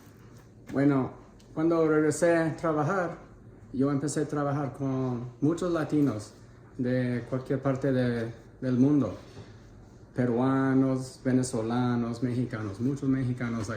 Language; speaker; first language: Spanish; non-native, fluent; English